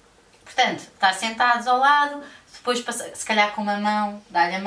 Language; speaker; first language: Portuguese; native; Portuguese